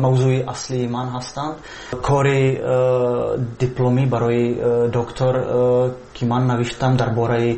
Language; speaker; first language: Persian; non-native, fluent; Czech